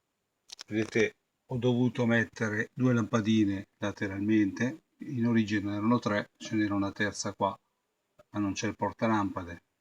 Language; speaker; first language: Italian; native; Italian